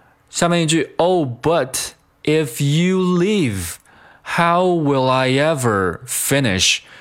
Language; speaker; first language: English; non-native, fluent; Chinese